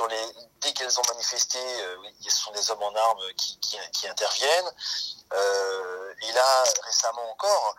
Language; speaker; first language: French; native; French